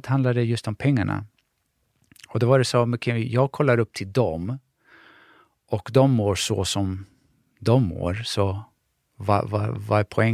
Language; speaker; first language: Swedish; early bilingual, other home language; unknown